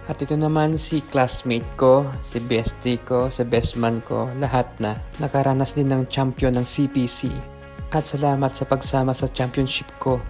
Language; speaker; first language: Filipino; non-native, local second language; Hiligaynon